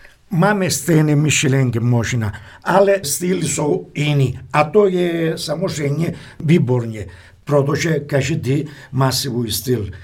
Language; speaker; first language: Czech; non-native, fluent; Italian